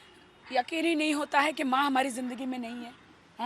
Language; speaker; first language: Hindi; native; Hindi